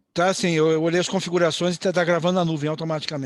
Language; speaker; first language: Portuguese; native; Portuguese